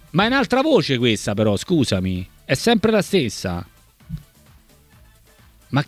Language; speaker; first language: Italian; native; Italian